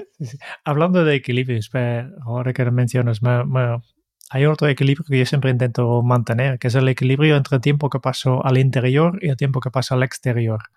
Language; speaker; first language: Spanish; non-native, fluent; Dutch